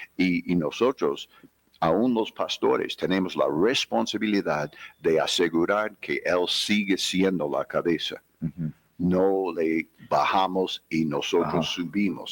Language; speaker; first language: Spanish; non-native, fluent; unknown